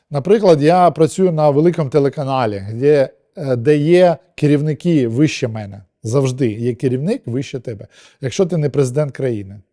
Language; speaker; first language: Ukrainian; non-native, local second language; Russian